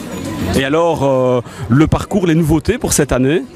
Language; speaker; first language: French; native; French